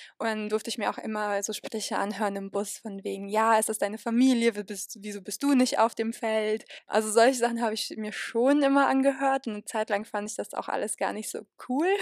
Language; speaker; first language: German; early bilingual, other home language; Polish